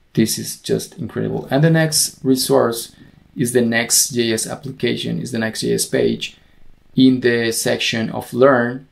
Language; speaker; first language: English; non-native, fluent; Spanish